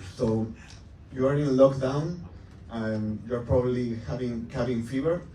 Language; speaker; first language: English; non-native, fluent; Spanish